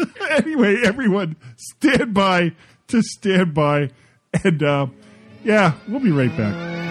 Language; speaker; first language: English; native; English